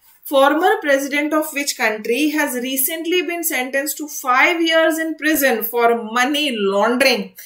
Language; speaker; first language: English; non-native, local second language; Hindi